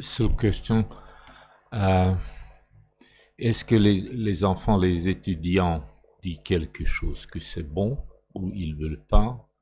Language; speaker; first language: French; non-native, learner; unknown